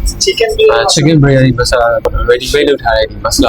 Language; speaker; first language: English; non-native, learner; Burmese